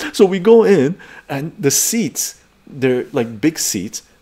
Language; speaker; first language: English; early bilingual, other home language; Persian